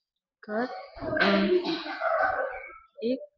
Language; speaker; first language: English; non-native, learner; Vietnamese